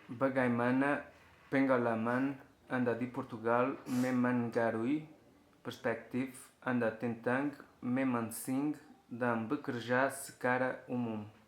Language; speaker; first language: Indonesian; non-native, learner; Portuguese